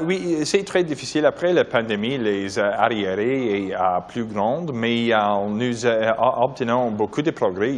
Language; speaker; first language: French; non-native, local second language; English